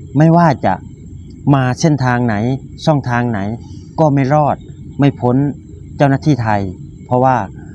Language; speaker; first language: Thai; native; Thai